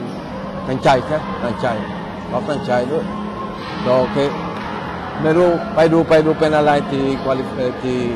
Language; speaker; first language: Thai; non-native, learner; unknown